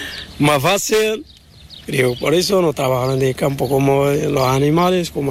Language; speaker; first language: Spanish; non-native, learner; Arabic